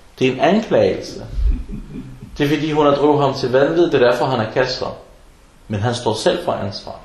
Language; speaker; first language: Danish; non-native, fluent; Arabic